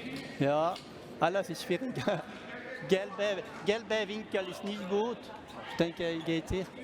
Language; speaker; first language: German; non-native, local second language; French